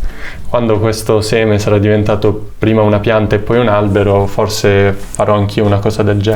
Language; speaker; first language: Italian; native; Italian